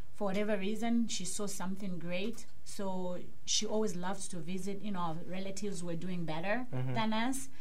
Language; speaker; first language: English; non-native, local second language; Bemba